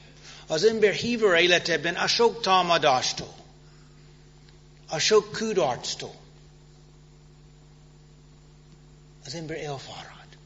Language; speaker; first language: Hungarian; non-native, fluent; English